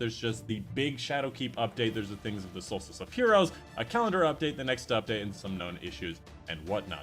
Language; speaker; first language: English; native; English